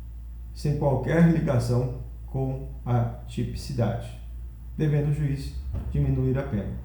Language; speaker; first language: Portuguese; native; Portuguese